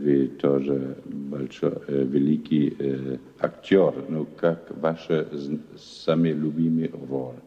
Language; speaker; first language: Russian; non-native, learner; German